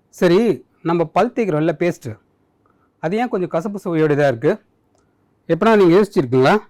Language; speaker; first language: Tamil; native; Tamil